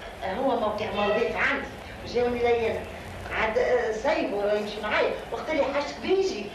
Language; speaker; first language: Arabic; native; Arabic